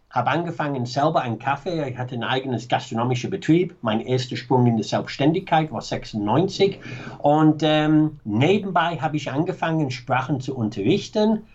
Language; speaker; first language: German; non-native, fluent; English